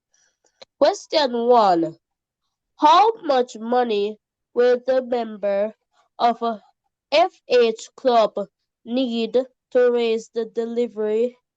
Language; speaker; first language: English; native; English